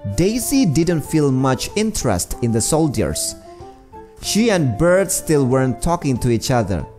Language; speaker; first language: English; non-native, fluent; Indonesian